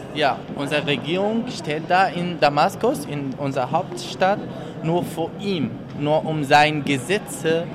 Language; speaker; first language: German; non-native, learner; Arabic